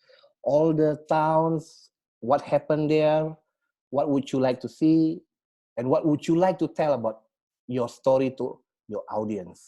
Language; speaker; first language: English; non-native, learner; Indonesian